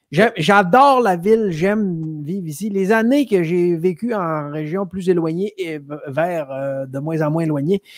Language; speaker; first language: French; native; French